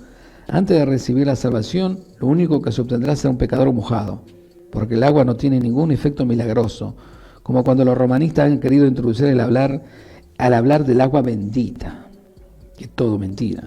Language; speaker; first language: Spanish; native; Spanish